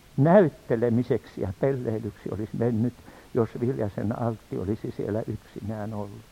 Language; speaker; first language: Finnish; native; Finnish